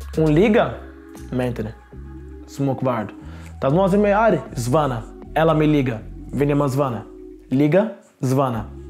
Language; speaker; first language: Latvian; non-native, learner; Portuguese